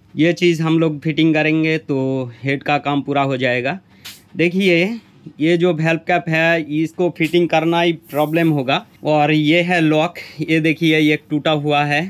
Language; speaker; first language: Hindi; non-native, local second language; Bangla